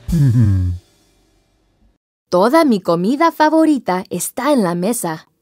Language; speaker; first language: Spanish; non-native, learner; English